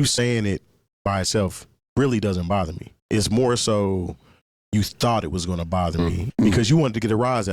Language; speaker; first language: English; native; English